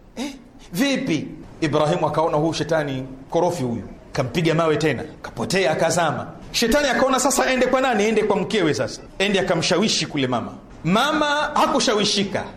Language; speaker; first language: Swahili; native; Swahili